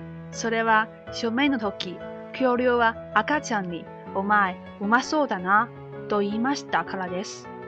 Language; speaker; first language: Japanese; non-native, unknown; Chinese